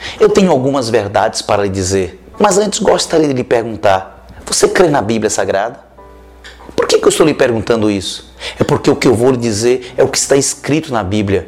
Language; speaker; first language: Portuguese; native; Portuguese